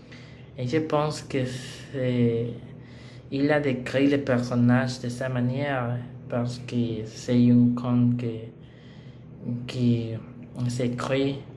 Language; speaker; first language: French; non-native, learner; Spanish